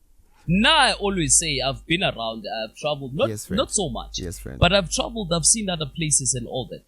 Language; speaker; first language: English; non-native, local second language; Zulu